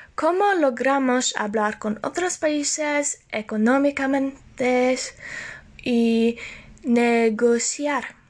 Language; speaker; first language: Spanish; non-native, learner; Norwegian